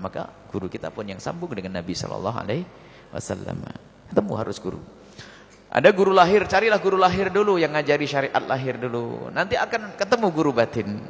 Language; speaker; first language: Indonesian; native; Indonesian